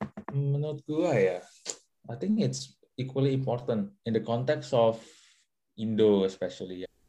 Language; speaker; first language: English; non-native, fluent; Indonesian